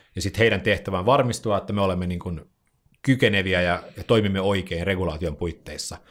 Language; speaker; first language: Finnish; native; Finnish